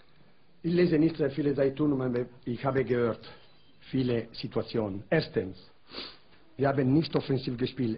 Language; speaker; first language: German; non-native, learner; Italian